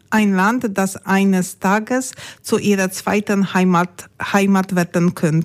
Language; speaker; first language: German; non-native, learner; Polish